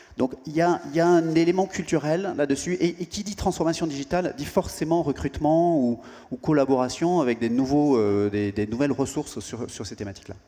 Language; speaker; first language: French; native; French